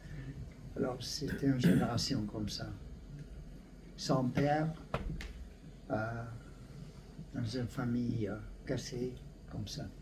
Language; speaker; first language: French; non-native, learner; Hungarian